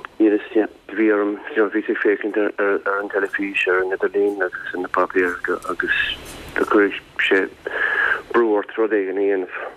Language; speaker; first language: Irish; native; Irish